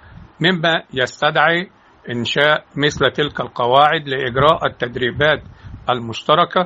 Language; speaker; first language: Arabic; native; Arabic